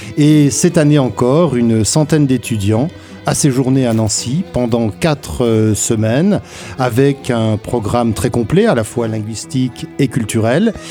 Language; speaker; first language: French; native; French